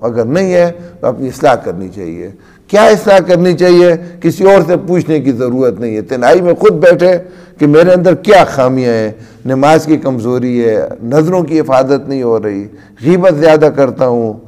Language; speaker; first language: Urdu; native; Urdu